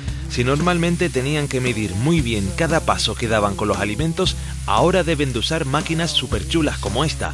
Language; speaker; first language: Spanish; native; Spanish